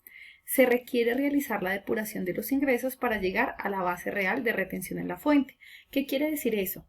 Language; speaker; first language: Spanish; native; Spanish